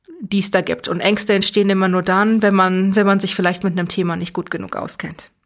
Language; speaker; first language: German; early bilingual, other home language; Persian